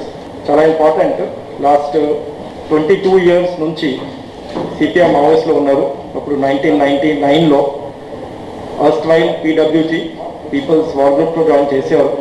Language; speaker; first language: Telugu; non-native, learner; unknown